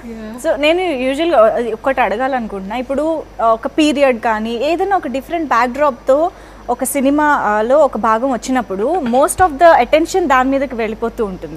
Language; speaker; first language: Telugu; native; Telugu